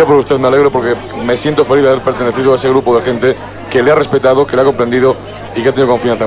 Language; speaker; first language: Spanish; native; Spanish